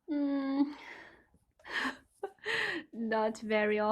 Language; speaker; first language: English; non-native, learner; Chinese